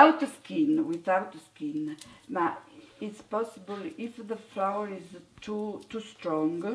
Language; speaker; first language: English; non-native, learner; Italian